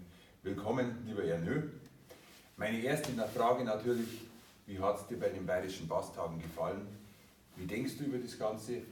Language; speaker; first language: German; native; German